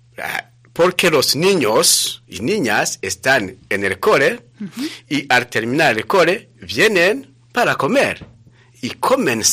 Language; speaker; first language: Spanish; non-native, fluent; Rundi